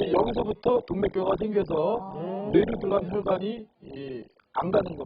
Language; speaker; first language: Korean; native; Korean